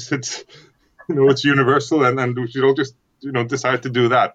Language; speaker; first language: English; non-native, fluent; Icelandic